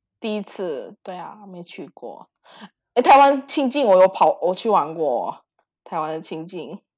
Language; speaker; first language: Chinese; early bilingual, heritage; Chinese